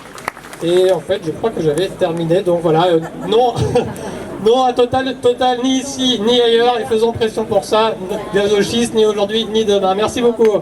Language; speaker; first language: French; native; French